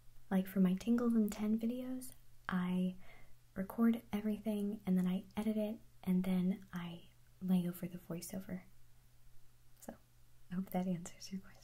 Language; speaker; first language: English; native; English